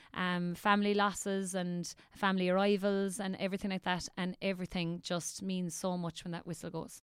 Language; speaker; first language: English; native; English